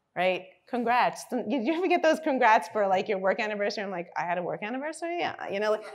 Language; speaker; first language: English; native; English